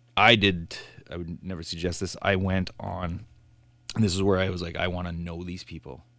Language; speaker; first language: English; native; English